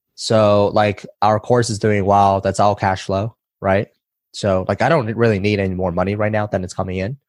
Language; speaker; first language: English; early bilingual, other home language; Chinese